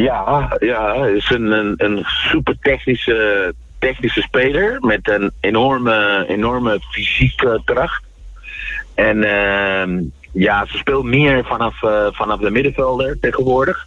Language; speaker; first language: Dutch; non-native, fluent; Spanish